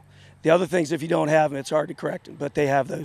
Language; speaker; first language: English; native; English